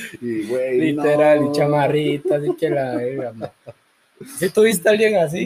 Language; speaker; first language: Spanish; native; Spanish